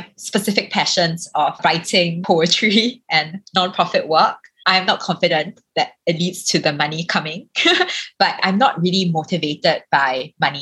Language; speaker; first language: English; native; English